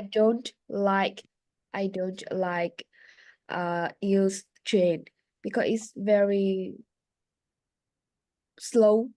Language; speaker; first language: English; non-native, learner; Vietnamese